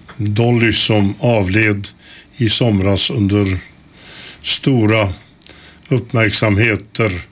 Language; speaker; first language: Swedish; native; Swedish